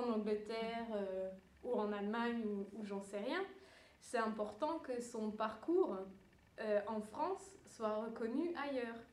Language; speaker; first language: French; early bilingual, other home language; Dutch